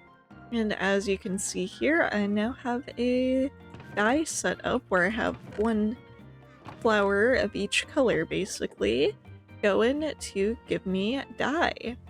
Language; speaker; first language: English; native; English